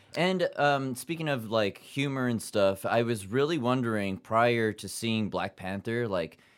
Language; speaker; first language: English; early bilingual, other home language; Japanese